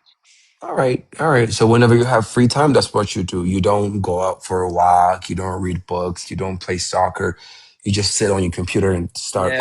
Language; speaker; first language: English; non-native, fluent; Amharic